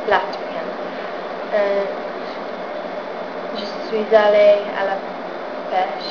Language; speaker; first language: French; non-native, learner; English